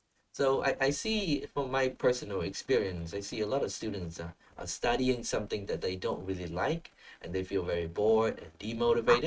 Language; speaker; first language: English; non-native, fluent; Vietnamese